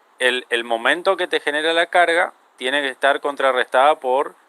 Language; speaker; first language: Spanish; native; Spanish